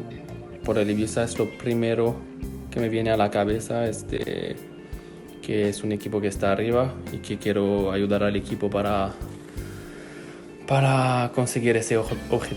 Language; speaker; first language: Spanish; non-native, fluent; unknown